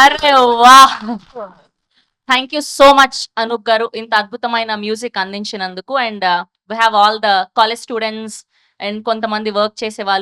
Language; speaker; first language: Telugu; native; Telugu